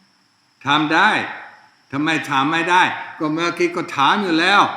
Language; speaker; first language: Thai; non-native, fluent; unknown